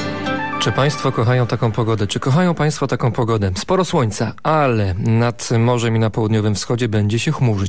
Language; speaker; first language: Polish; native; Polish